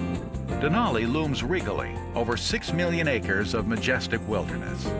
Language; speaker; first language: English; native; English